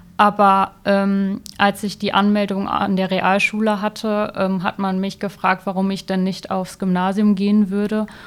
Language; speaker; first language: German; early bilingual, other home language; Malagasy